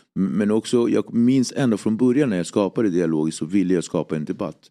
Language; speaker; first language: Swedish; native; Swedish